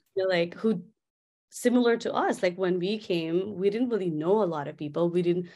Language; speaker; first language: English; non-native, local second language; Nepali